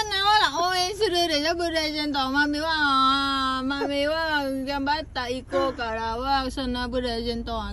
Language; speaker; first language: Japanese; non-native, learner; Vietnamese